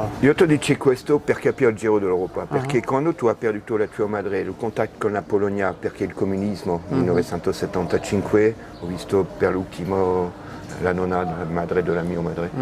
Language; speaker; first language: Italian; non-native, learner; French